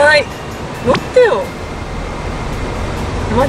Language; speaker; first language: Japanese; native; Japanese